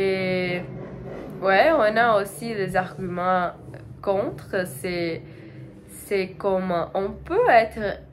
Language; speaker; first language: French; non-native, learner; Portuguese